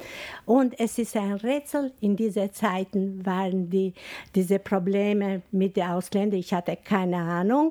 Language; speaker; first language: German; non-native, fluent; Albanian